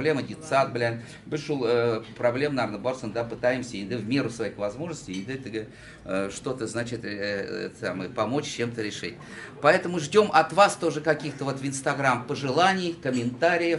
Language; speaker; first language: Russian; non-native, local second language; Tatar